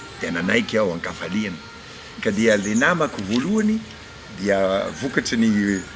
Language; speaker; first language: Malagasy; non-native, learner; Spanish